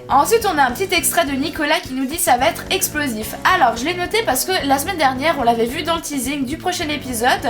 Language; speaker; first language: French; native; French